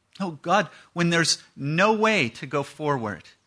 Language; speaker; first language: English; native; English